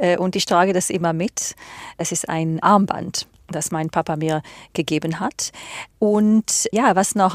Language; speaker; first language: German; non-native, fluent; Hebrew